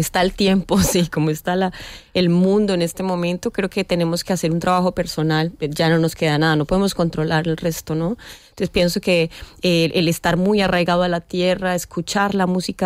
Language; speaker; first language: Spanish; native; Spanish